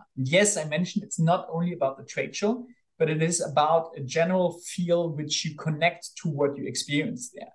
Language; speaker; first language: English; non-native, fluent; German